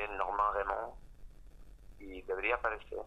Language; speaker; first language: Spanish; non-native, fluent; French